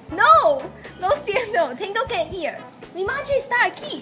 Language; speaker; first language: Spanish; non-native, learner; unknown